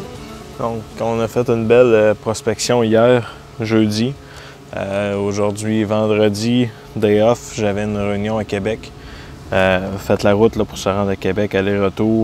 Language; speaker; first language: French; native; French